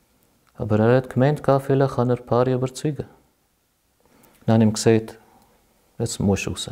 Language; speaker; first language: German; non-native, fluent; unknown